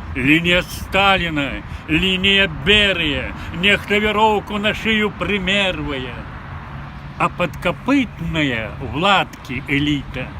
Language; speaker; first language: Belarusian; native; Belarusian